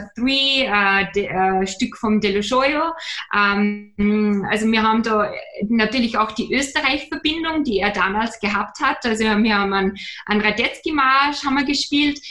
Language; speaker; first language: German; native; German